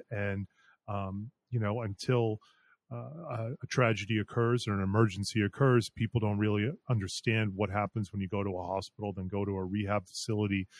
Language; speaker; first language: English; native; English